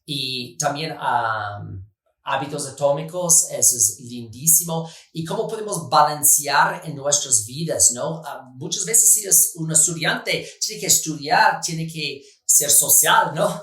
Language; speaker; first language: Spanish; non-native, fluent; English